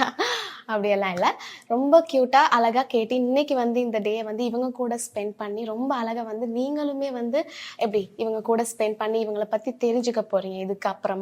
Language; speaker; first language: Tamil; native; Tamil